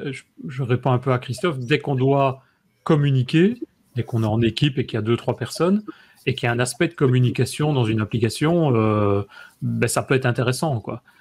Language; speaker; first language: French; native; French